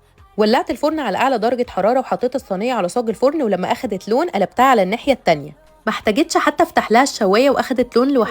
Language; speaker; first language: Arabic; native; Arabic